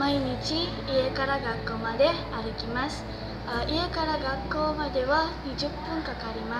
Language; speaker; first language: Japanese; non-native, learner; Indonesian